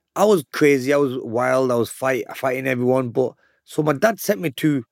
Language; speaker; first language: English; native; English